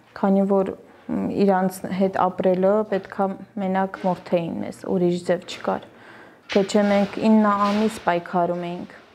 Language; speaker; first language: Armenian; native; Armenian